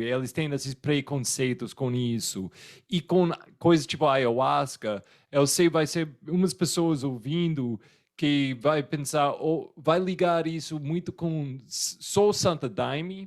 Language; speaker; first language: Portuguese; non-native, fluent; English